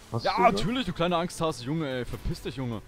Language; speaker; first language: German; native; German